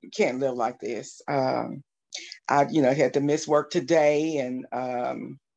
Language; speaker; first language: English; native; English